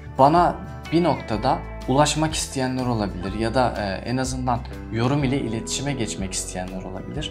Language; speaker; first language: Turkish; native; Turkish